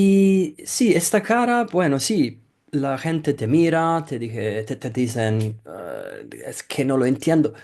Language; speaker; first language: Spanish; non-native, fluent; Italian